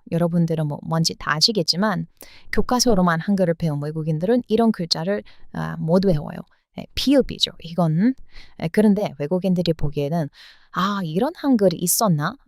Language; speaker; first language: Korean; non-native, fluent; English